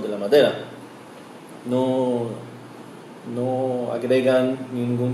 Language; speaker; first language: Spanish; early bilingual, heritage; Spanish